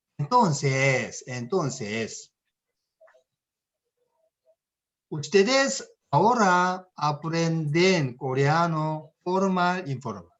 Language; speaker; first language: Spanish; non-native, learner; Korean